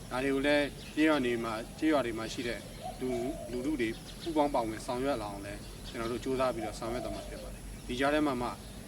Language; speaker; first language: Burmese; native; Burmese